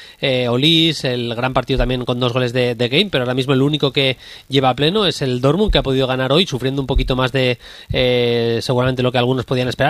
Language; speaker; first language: Spanish; native; Spanish